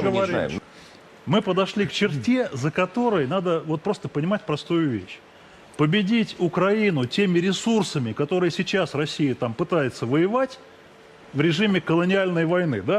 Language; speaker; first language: Russian; native; Russian